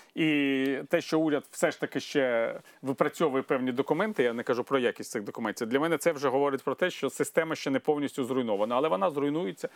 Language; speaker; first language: Ukrainian; non-native, local second language; Russian